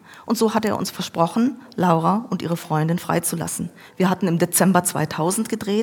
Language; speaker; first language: German; native; German